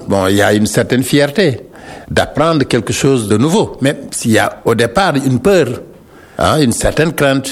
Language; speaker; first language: French; non-native, local second language; Wolof